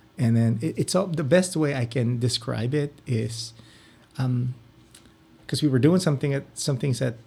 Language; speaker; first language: English; non-native, local second language; Filipino